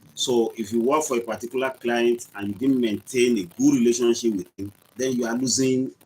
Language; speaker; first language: English; non-native, local second language; Yoruba